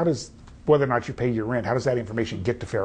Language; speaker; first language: English; native; English